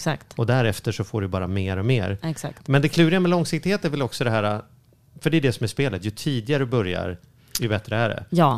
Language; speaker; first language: Swedish; native; Swedish